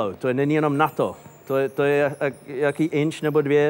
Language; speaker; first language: Czech; non-native, fluent; English